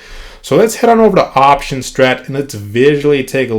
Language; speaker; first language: English; native; English